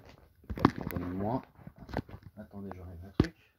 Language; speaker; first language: French; native; French